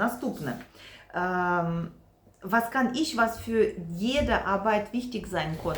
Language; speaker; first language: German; non-native, fluent; Ukrainian